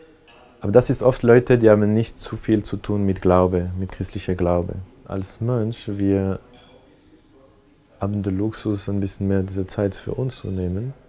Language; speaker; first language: German; non-native, local second language; French